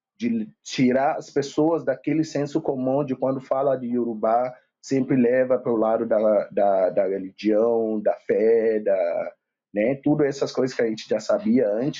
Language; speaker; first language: Portuguese; non-native, fluent; Yoruba